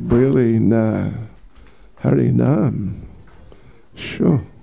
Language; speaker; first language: Russian; non-native, learner; English